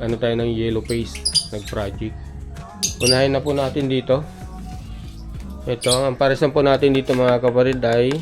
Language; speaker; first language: Filipino; non-native, local second language; Bikol